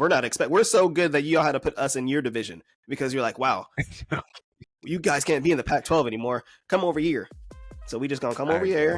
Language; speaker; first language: English; native; English